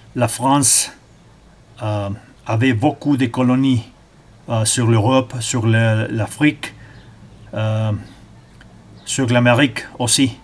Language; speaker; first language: French; non-native, learner; Spanish